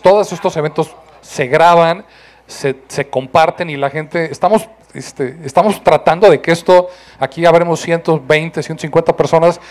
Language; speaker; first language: Spanish; native; Spanish